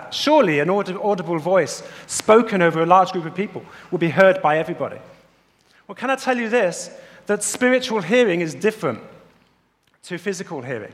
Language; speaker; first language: English; native; English